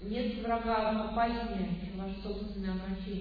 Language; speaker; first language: Russian; native; Russian